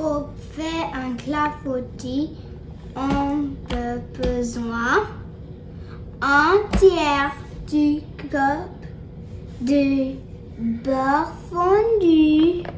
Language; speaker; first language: French; early bilingual, heritage; French